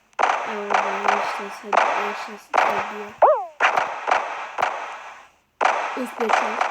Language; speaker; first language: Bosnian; early bilingual, heritage; Bosnian